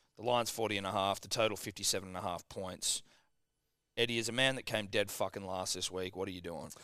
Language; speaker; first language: English; native; English